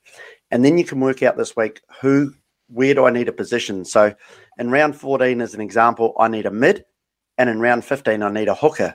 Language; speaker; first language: English; native; English